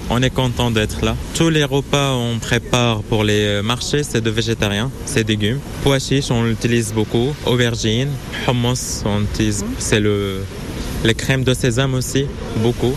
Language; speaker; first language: French; non-native, learner; Arabic